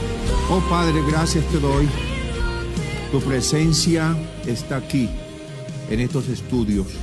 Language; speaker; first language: Spanish; native; Spanish